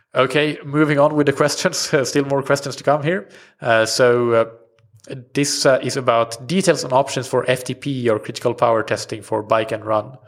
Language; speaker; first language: English; non-native, fluent; Swedish